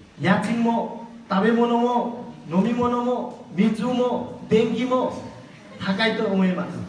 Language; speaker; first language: Japanese; non-native, learner; Nepali